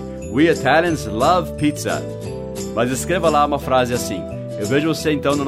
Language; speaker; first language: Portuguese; non-native, fluent; English